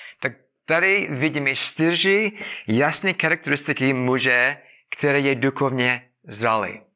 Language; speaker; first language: Czech; non-native, fluent; English